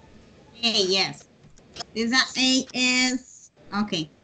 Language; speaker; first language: English; non-native, learner; Spanish